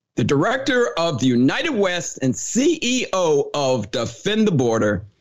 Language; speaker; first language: English; native; English